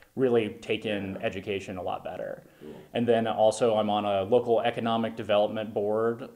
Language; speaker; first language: English; native; English